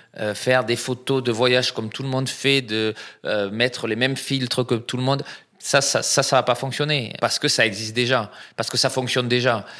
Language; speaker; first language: French; native; French